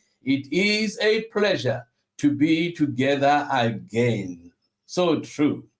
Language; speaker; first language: English; non-native, local second language; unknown